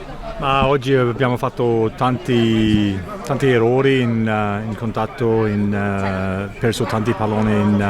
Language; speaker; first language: Italian; non-native, learner; English